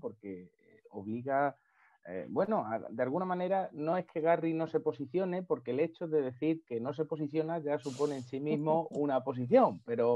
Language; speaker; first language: Spanish; native; Spanish